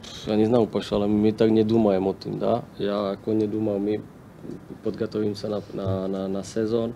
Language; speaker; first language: Russian; non-native, learner; Slovak